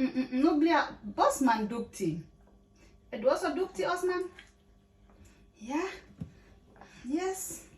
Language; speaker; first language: Danish; non-native, fluent; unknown